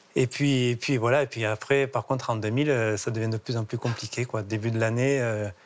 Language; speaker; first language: French; native; French